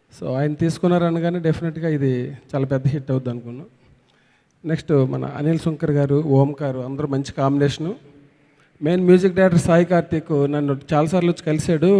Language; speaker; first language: Telugu; native; Telugu